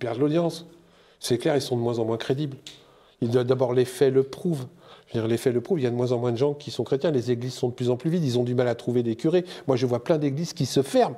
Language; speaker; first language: French; native; French